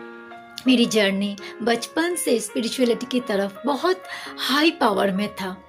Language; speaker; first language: Hindi; non-native, local second language; Bangla